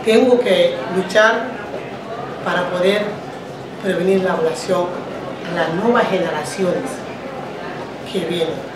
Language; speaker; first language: Spanish; non-native, fluent; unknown